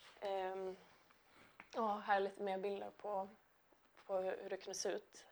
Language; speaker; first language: Swedish; native; Swedish